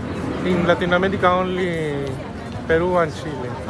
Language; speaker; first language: English; non-native, learner; Spanish